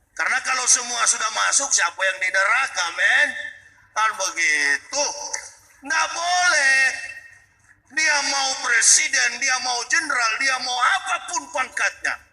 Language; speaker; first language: Indonesian; native; Indonesian